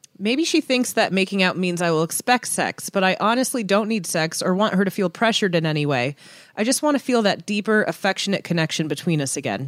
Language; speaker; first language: English; early bilingual, other home language; Persian